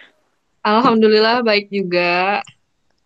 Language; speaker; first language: Indonesian; native; Indonesian